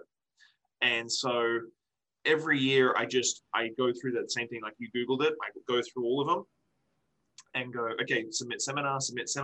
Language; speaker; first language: English; native; English